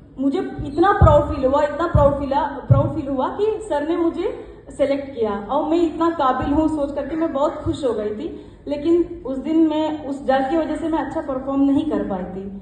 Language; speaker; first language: Hindi; non-native, local second language; Kannada